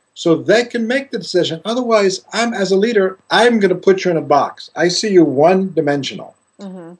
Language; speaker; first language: English; non-native, fluent; Greek